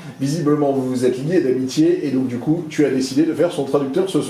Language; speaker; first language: French; native; French